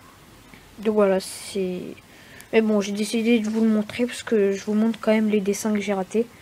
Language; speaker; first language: French; native; French